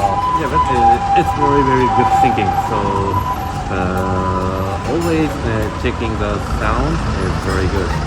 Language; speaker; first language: English; non-native, learner; Japanese